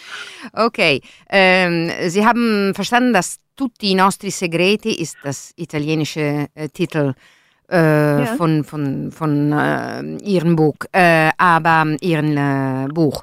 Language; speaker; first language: German; non-native, learner; Italian